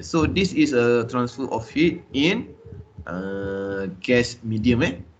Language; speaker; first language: English; non-native, local second language; Malay